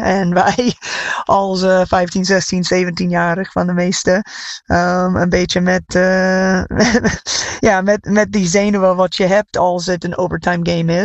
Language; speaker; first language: Dutch; non-native, fluent; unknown